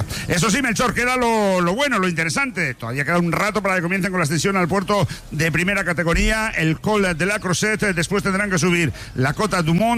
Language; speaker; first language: Spanish; native; Spanish